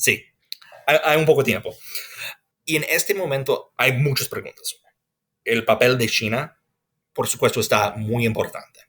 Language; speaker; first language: Spanish; non-native, fluent; English